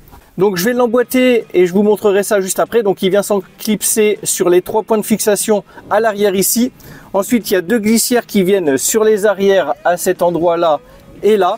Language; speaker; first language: French; native; French